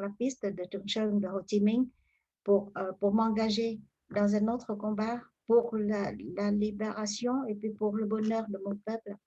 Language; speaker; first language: French; non-native, fluent; Vietnamese